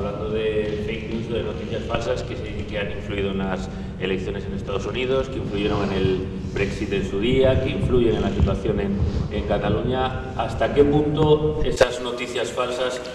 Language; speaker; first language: Spanish; native; Spanish